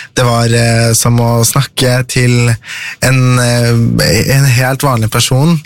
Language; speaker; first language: Norwegian; early bilingual, other home language; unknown